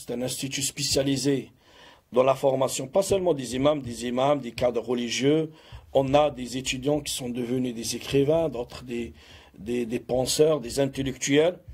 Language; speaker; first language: French; non-native, local second language; Arabic